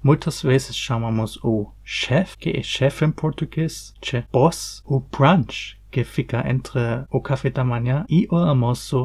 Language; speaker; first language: Portuguese; non-native, learner; German